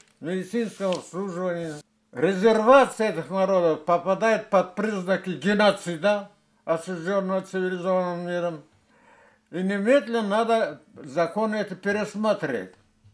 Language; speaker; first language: Russian; non-native, local second language; Karachay-Balkar